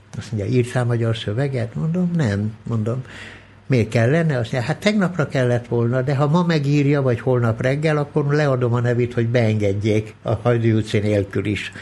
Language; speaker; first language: Hungarian; early bilingual, other home language; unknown